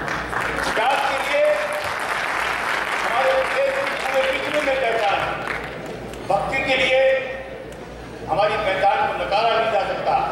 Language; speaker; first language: Hindi; native; Hindi